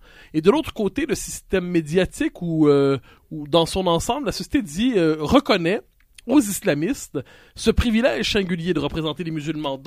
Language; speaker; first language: French; native; French